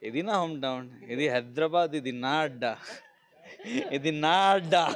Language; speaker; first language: Telugu; non-native, local second language; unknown